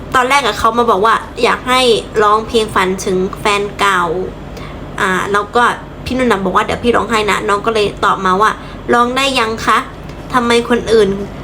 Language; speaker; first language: Thai; native; Thai